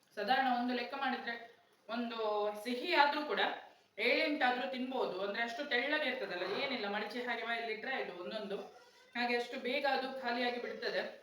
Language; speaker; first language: Kannada; non-native, local second language; Konkani